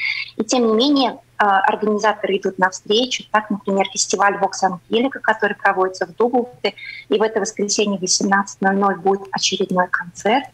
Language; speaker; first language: Russian; native; Russian